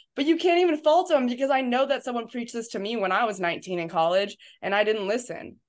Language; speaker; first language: English; native; English